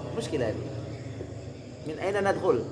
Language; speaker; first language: Arabic; non-native, fluent; Indonesian